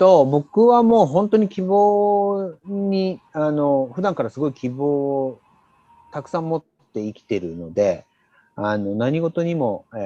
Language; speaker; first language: Japanese; native; Japanese